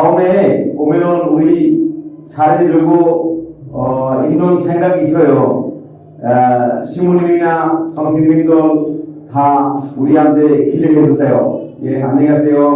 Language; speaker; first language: Korean; non-native, learner; Bangla